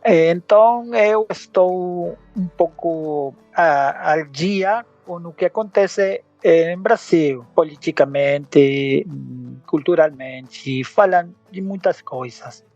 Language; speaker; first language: Portuguese; non-native, learner; Spanish